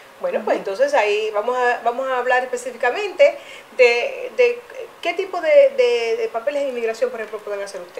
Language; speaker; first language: Spanish; native; Spanish